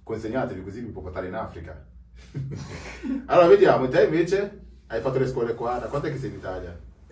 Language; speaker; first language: Italian; native; Italian